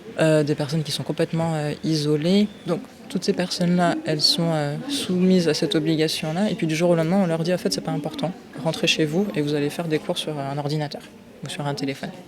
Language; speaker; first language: French; native; French